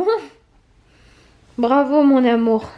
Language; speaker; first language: French; native; French